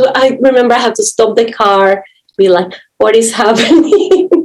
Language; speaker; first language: English; non-native, fluent; Spanish